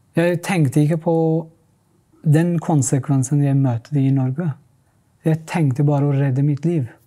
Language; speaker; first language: Norwegian; non-native, fluent; Kurdish